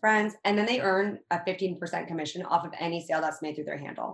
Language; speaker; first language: English; native; English